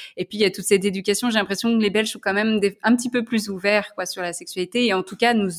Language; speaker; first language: French; native; French